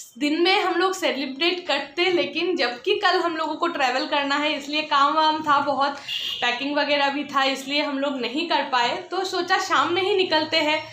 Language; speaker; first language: Hindi; non-native, local second language; Bangla